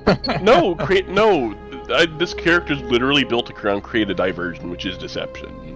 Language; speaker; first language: English; native; English